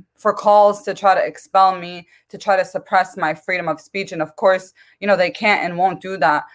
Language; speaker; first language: English; early bilingual, other home language; Arabic